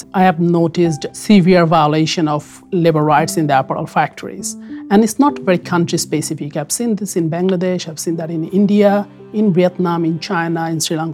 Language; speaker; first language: English; non-native, local second language; Bangla